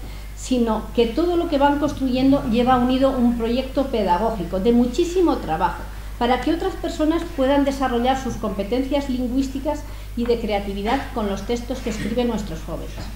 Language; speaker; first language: Spanish; native; Spanish